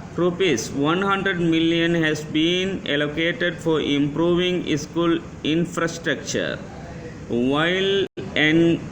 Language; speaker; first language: English; non-native, local second language; Tamil